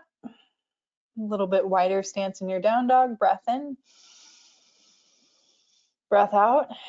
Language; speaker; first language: English; native; English